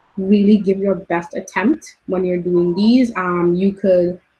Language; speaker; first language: English; native; English